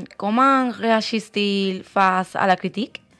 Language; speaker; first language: French; non-native, learner; Spanish